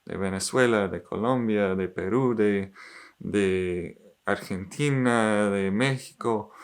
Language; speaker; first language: Spanish; non-native, learner; English